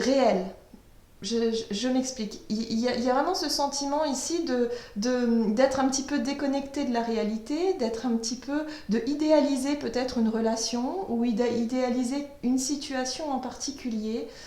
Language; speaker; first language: French; native; French